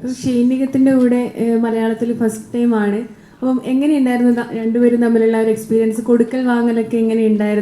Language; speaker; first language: Malayalam; non-native, learner; Tamil